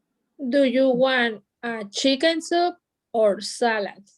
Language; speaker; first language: English; non-native, learner; Spanish